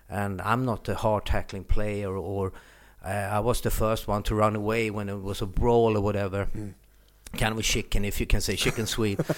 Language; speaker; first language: English; non-native, fluent; Swedish